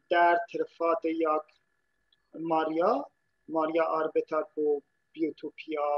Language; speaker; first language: Swedish; non-native, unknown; Persian